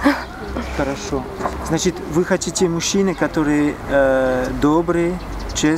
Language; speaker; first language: Russian; non-native, fluent; French